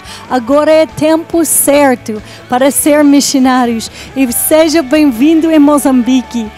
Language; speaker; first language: Portuguese; non-native, learner; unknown